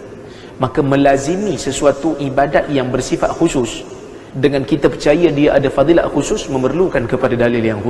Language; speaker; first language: Malay; native; Malay